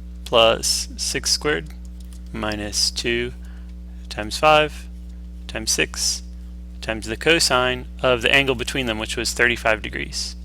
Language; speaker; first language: English; native; English